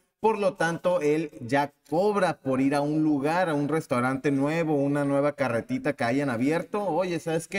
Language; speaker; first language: Spanish; native; Spanish